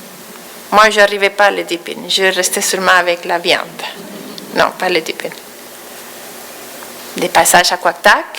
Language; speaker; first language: French; non-native, fluent; Spanish